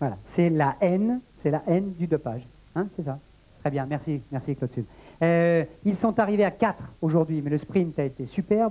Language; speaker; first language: French; native; French